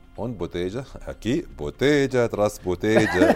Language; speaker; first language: Spanish; non-native, learner; Arabic